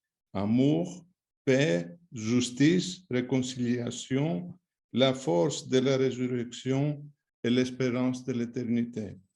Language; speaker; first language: French; non-native, fluent; Greek